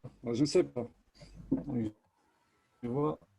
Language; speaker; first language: French; non-native, local second language; Arabic